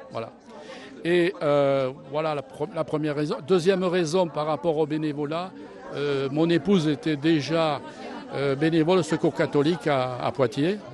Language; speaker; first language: French; native; French